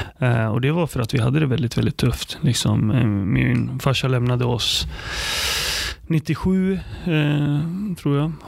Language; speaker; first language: Swedish; early bilingual, other home language; Arabic